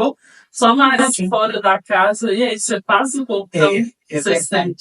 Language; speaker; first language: Portuguese; native; Portuguese